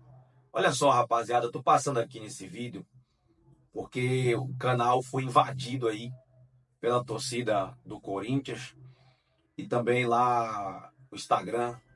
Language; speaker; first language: Portuguese; native; Portuguese